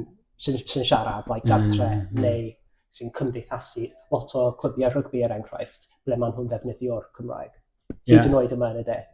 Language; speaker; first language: Welsh; non-native, fluent; English